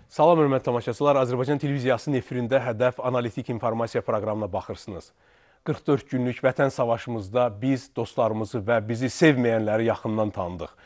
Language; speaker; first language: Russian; non-native, local second language; Azerbaijani